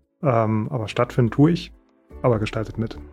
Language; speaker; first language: German; native; German